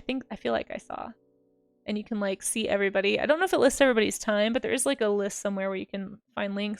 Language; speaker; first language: English; native; English